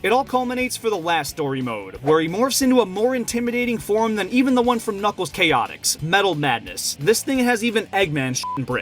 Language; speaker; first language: English; native; English